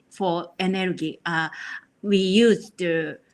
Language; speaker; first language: English; non-native, learner; Japanese